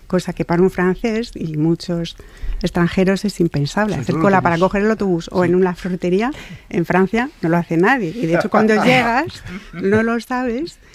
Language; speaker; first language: Spanish; non-native, fluent; French